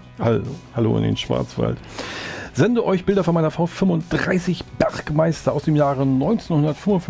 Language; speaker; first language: German; native; German